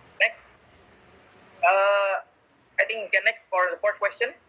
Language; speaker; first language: English; non-native, learner; Indonesian